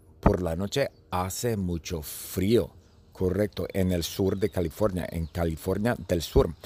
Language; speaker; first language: Spanish; early bilingual, heritage; Spanish